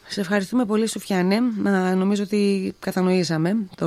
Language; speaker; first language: Greek; native; Greek